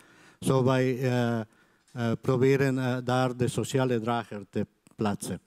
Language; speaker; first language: Dutch; non-native, fluent; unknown